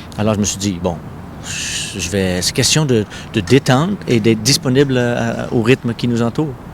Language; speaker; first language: French; non-native, local second language; English